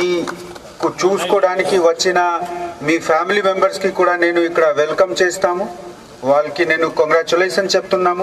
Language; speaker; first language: Telugu; non-native, fluent; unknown